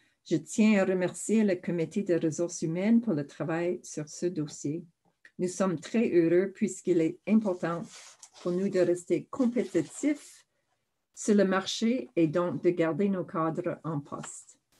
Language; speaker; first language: French; native; French